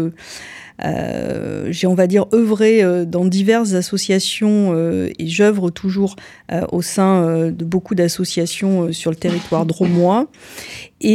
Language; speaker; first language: French; native; French